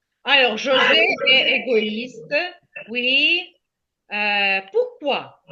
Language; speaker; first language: French; non-native, fluent; Ukrainian